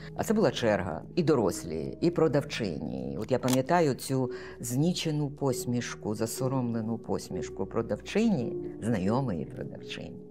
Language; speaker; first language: Ukrainian; native; Ukrainian